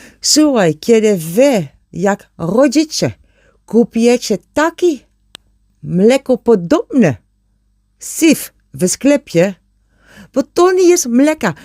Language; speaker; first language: Polish; non-native, learner; German